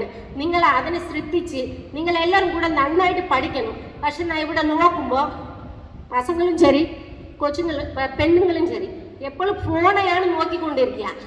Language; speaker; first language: Malayalam; non-native, learner; Tamil